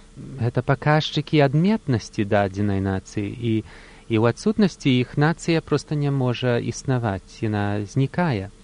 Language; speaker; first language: Belarusian; early bilingual, heritage; Belarusian